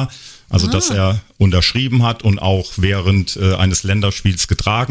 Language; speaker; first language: German; native; German